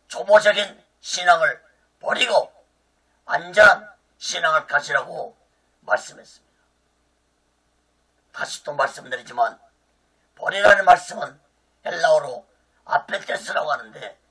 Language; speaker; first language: Korean; native; Korean